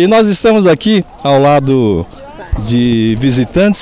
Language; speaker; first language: Portuguese; native; Portuguese